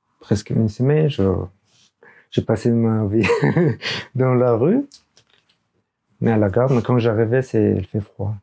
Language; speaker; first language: French; non-native, learner; Urdu